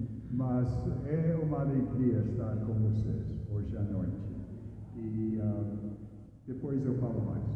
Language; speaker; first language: Portuguese; non-native, fluent; English